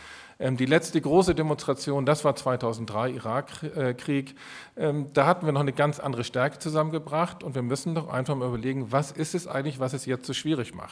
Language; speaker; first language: German; native; German